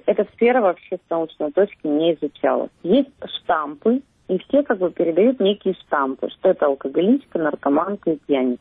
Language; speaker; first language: Russian; native; Russian